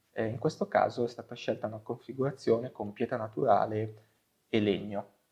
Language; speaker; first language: Italian; native; Italian